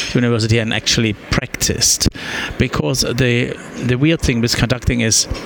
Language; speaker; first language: English; non-native, fluent; German